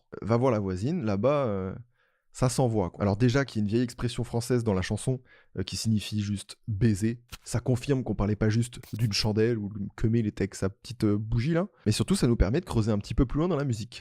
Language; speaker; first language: French; native; French